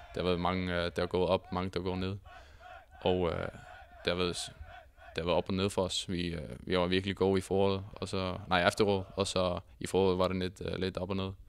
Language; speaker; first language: Danish; non-native, fluent; Icelandic